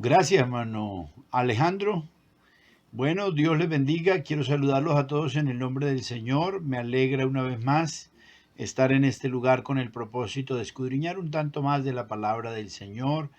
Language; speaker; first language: Spanish; native; Spanish